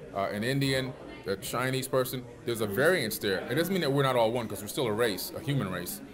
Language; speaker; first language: English; native; English